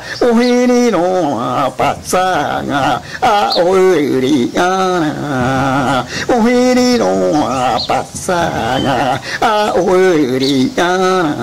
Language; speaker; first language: Portuguese; non-native, local second language; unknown